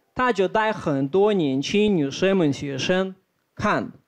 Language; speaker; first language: Chinese; non-native, fluent; Ukrainian